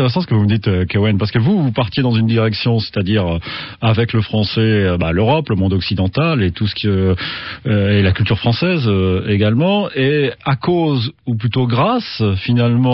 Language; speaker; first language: French; native; French